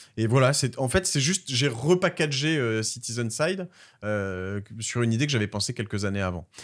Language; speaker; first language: French; native; French